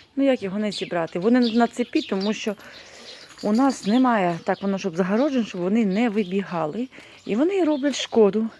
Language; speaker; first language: Ukrainian; non-native, local second language; Russian